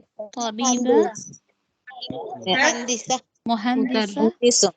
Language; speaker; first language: Arabic; non-native, learner; Tamil